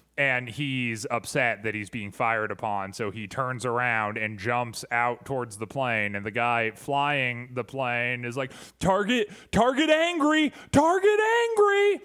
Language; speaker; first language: English; native; English